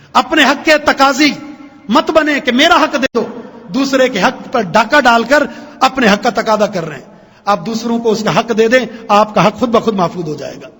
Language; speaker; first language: Urdu; native; Urdu